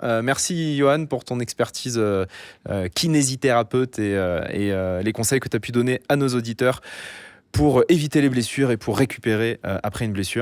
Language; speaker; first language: French; native; French